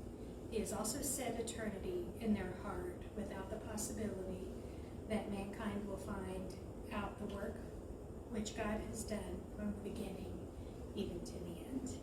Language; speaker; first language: English; native; English